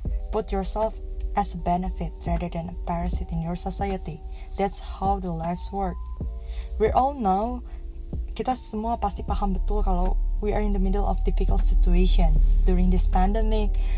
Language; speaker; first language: English; non-native, learner; Indonesian